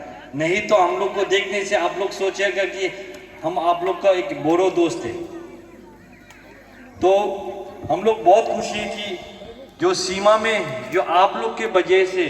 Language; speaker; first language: Hindi; non-native, fluent; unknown